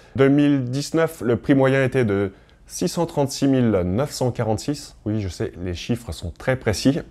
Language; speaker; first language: French; native; French